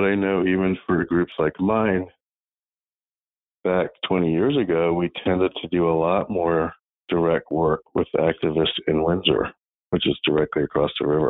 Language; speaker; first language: English; native; English